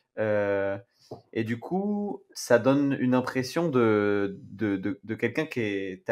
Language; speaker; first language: French; native; French